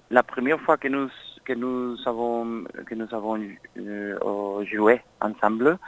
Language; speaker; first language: French; non-native, learner; Spanish